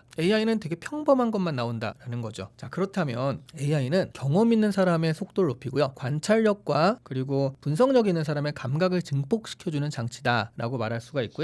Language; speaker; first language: Korean; native; Korean